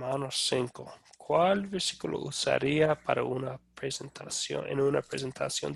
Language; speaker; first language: Spanish; non-native, fluent; English